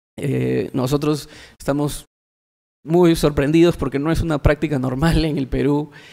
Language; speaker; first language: Spanish; native; Spanish